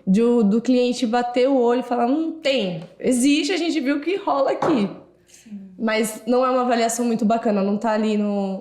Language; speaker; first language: Portuguese; native; Portuguese